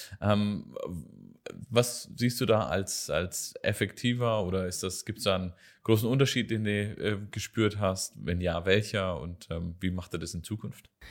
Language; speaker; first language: German; native; German